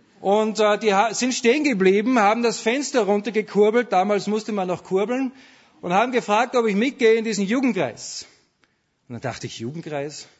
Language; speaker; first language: German; native; German